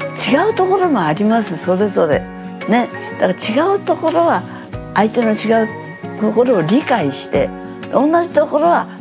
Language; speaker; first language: Japanese; native; Japanese